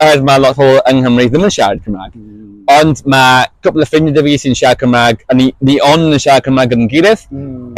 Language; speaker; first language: Welsh; non-native, local second language; English